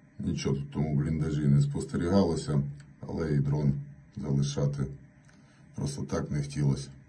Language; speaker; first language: Ukrainian; native; Ukrainian